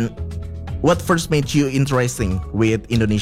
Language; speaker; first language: English; non-native, fluent; Indonesian